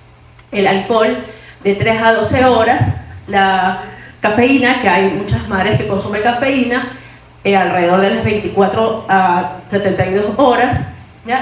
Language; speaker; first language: Spanish; native; Spanish